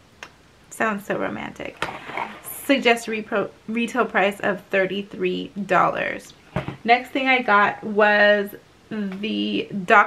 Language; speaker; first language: English; native; English